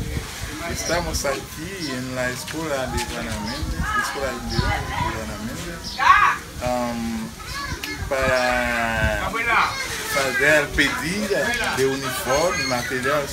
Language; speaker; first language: Portuguese; non-native, learner; Haitian Creole